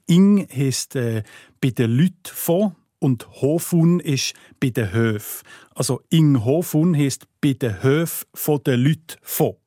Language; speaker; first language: German; native; German